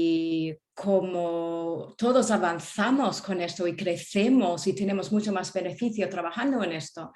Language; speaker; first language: Spanish; non-native, fluent; English